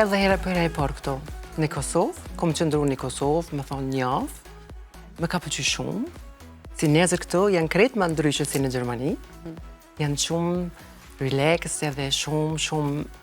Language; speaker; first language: Albanian; non-native, fluent; German